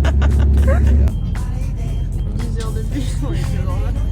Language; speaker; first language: French; native; French